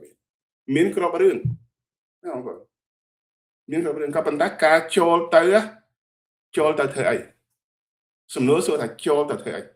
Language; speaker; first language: Khmer; native; Khmer